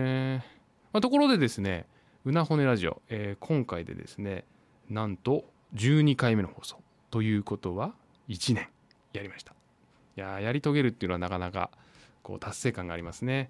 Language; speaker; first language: Japanese; native; Japanese